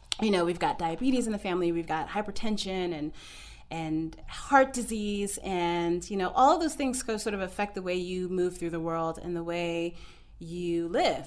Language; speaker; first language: English; native; English